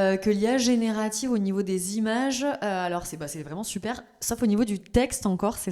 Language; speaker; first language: French; native; French